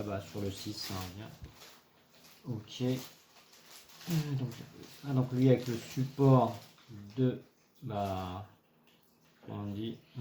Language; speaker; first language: French; native; French